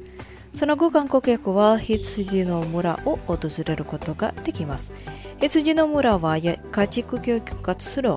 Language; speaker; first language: Japanese; non-native, fluent; Indonesian